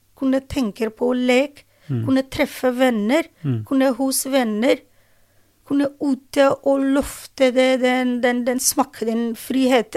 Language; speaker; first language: Norwegian; non-native, learner; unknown